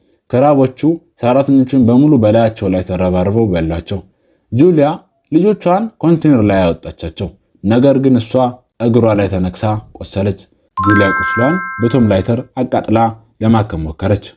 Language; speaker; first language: Amharic; native; Amharic